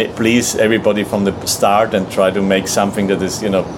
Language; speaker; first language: English; non-native, fluent; German